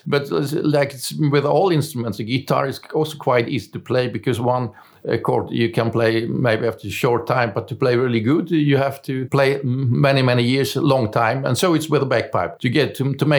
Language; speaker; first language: English; non-native, fluent; German